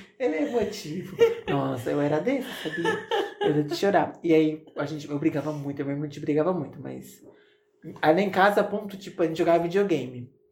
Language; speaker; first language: Portuguese; native; Portuguese